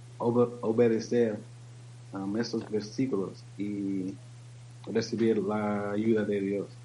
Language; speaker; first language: Spanish; non-native, learner; English